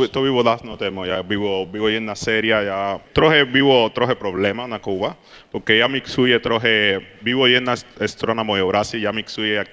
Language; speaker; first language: Polish; non-native, learner; Spanish